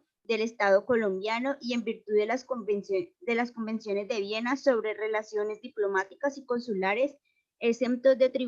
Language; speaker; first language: Spanish; native; Spanish